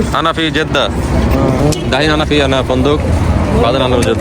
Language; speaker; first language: Arabic; non-native, learner; Bangla